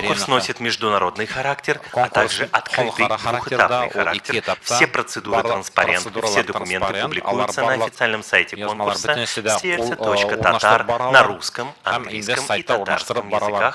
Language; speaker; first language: Russian; native; Russian